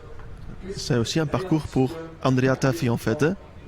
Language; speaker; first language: French; native; French